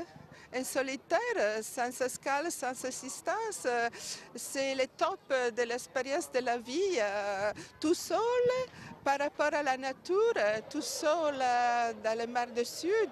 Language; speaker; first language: French; non-native, learner; Italian